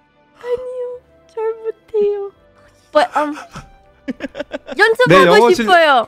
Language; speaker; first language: Korean; non-native, learner; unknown